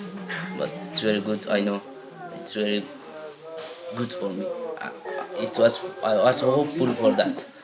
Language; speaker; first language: English; non-native, learner; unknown